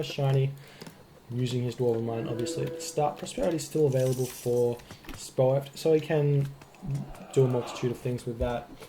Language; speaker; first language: English; native; English